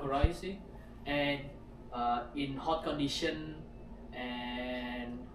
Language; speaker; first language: English; non-native, learner; Indonesian